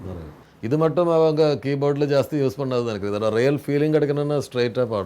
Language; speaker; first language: Tamil; non-native, fluent; Malayalam